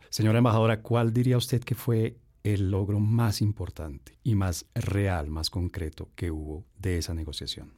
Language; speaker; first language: Spanish; native; Spanish